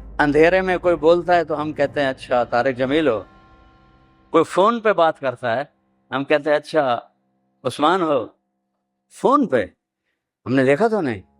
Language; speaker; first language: Urdu; non-native, local second language; Punjabi